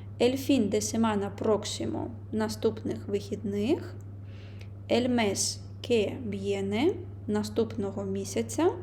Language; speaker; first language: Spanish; non-native, fluent; Ukrainian